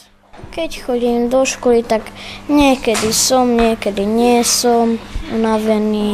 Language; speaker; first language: Slovak; non-native, local second language; Hungarian